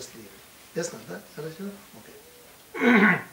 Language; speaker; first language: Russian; non-native, learner; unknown